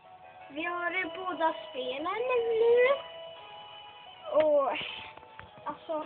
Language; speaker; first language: Swedish; native; Swedish